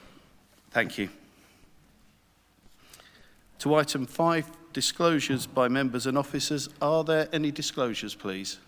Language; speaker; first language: English; native; English